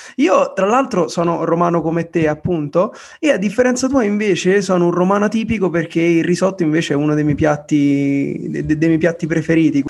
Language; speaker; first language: Italian; native; Italian